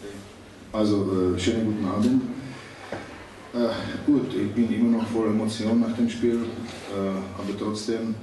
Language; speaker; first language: German; non-native, learner; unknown